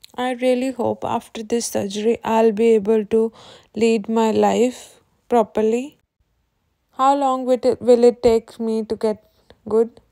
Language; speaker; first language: English; non-native, local second language; Punjabi